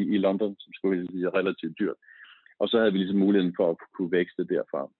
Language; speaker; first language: Danish; native; Danish